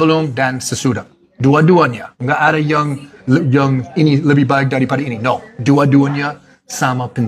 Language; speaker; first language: Indonesian; non-native, learner; English